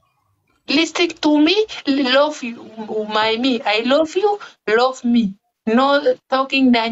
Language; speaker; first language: English; non-native, learner; Arabic